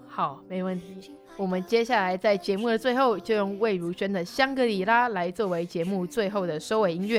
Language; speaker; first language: Chinese; native; Chinese